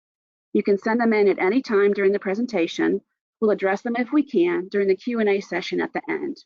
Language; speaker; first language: English; native; English